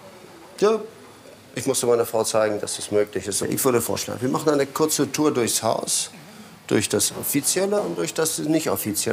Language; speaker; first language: German; non-native, fluent; Polish